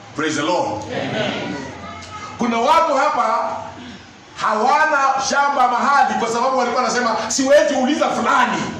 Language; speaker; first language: Swahili; non-native, local second language; Luyia